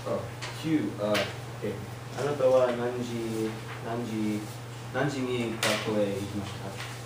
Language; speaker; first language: Japanese; non-native, learner; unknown